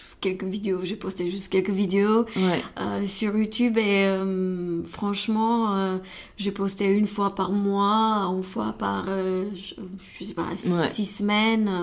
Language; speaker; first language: French; non-native, learner; Romanian